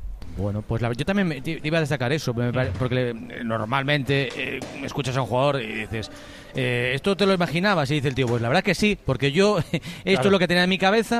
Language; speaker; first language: Spanish; native; Spanish